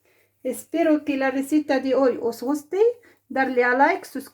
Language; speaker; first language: Spanish; non-native, fluent; Arabic